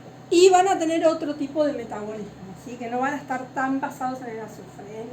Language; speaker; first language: Spanish; native; Spanish